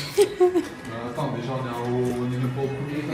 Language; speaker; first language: French; native; French